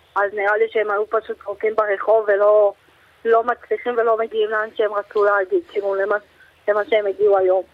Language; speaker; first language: Hebrew; native; Hebrew